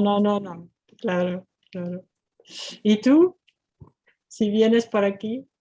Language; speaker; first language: Spanish; non-native, fluent; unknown